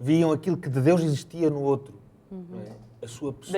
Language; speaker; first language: Portuguese; native; Portuguese